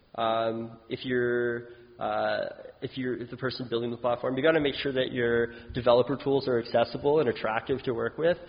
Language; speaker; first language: English; native; English